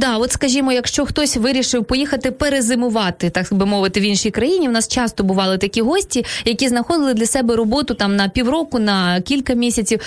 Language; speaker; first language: Ukrainian; native; Ukrainian